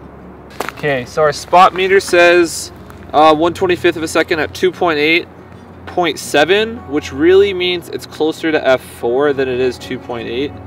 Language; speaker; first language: English; native; English